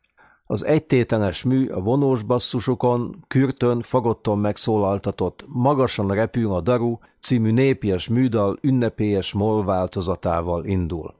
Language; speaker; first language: Hungarian; native; Hungarian